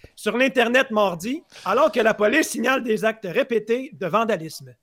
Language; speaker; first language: French; native; French